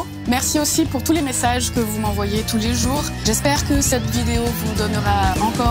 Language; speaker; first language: French; native; French